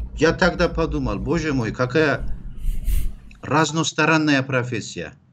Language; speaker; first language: Russian; non-native, fluent; Turkish